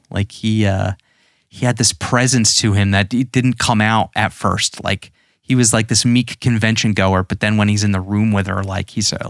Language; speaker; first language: English; native; English